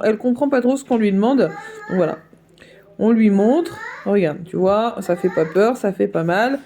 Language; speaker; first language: French; native; French